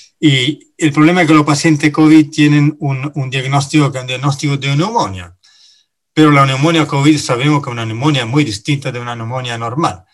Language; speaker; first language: Spanish; non-native, fluent; Italian